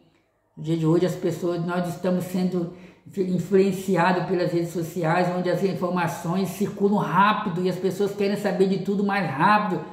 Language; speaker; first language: Portuguese; native; Portuguese